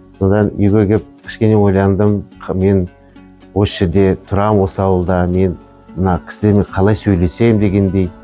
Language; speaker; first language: Kazakh; non-native, local second language; Chechen